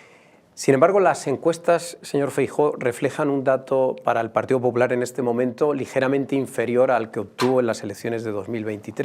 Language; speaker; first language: Spanish; native; Spanish